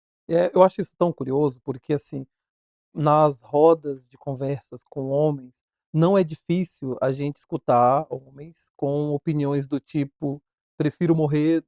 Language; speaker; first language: Portuguese; native; Portuguese